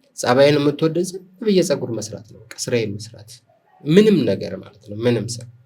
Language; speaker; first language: Amharic; non-native, local second language; Oromo